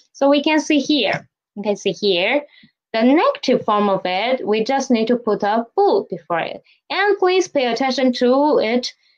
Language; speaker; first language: English; non-native, fluent; Chinese